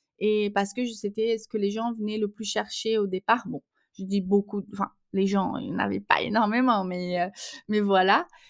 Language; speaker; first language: French; non-native, fluent; Portuguese